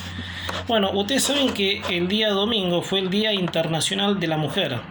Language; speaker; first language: Spanish; native; Spanish